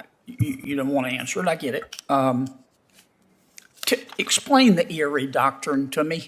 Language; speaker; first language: English; native; English